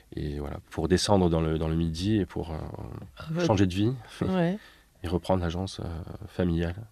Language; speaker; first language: French; native; French